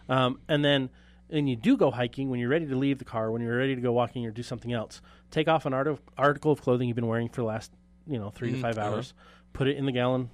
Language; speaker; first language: English; native; English